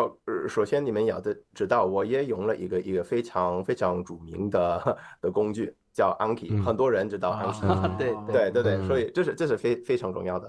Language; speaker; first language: Chinese; non-native, fluent; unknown